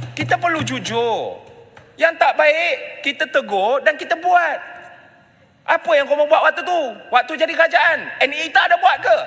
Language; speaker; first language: Malay; non-native, local second language; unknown